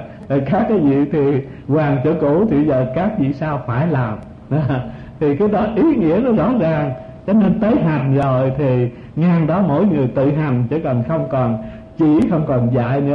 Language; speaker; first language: Vietnamese; native; Vietnamese